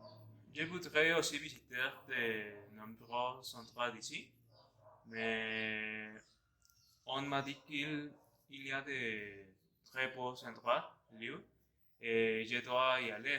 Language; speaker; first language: French; non-native, learner; Spanish